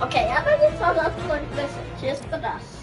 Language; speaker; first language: Polish; early bilingual, heritage; Polish